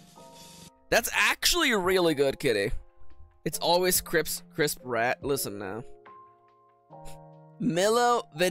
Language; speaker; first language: English; native; English